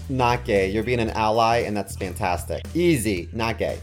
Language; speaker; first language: English; native; English